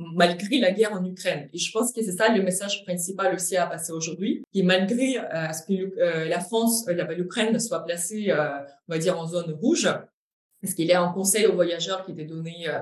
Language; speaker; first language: French; non-native, fluent; Ukrainian